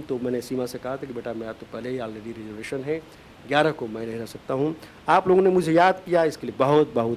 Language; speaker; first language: Hindi; native; Hindi